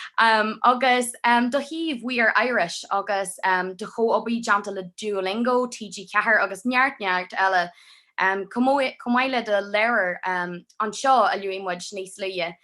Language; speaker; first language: Irish; non-native, local second language; English